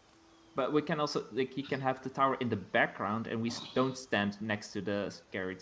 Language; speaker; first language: English; native; English